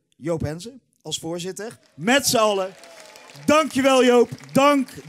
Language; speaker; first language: Dutch; native; Dutch